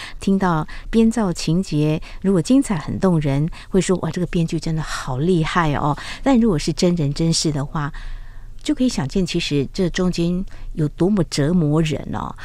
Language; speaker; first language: Chinese; native; Chinese